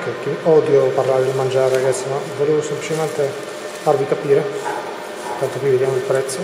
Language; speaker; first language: Italian; early bilingual, other home language; Albanian